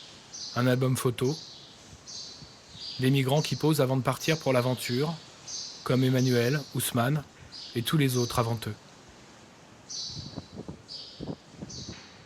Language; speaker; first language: French; native; French